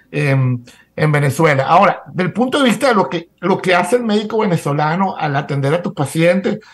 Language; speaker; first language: Spanish; native; Spanish